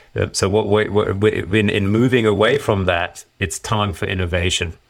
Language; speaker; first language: English; early bilingual, other home language; German